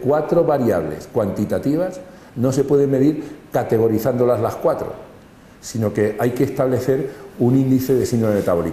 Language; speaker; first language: Spanish; native; Spanish